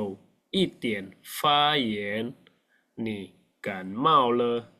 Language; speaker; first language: Chinese; non-native, fluent; Indonesian